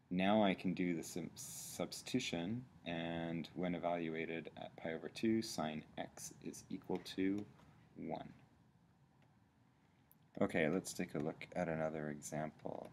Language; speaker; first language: English; native; English